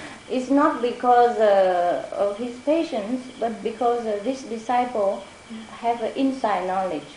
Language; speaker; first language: English; non-native, fluent; Vietnamese